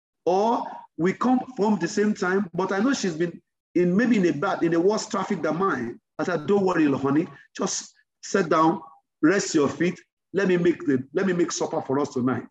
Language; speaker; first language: English; non-native, local second language; Yoruba